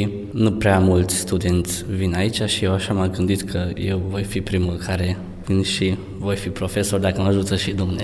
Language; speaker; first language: Romanian; early bilingual, heritage; Romanian